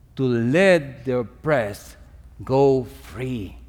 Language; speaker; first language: English; non-native, fluent; Spanish